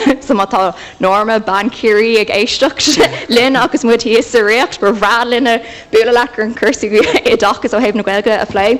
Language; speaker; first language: Irish; native; Irish